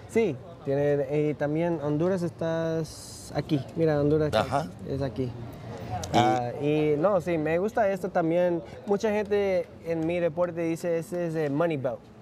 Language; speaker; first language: Spanish; early bilingual, heritage; English